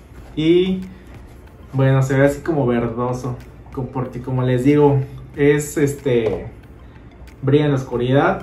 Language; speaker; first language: Spanish; native; Spanish